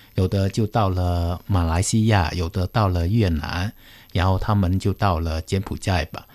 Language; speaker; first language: Chinese; early bilingual, heritage; Khmer